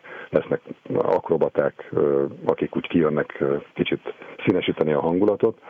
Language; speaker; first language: Hungarian; native; Hungarian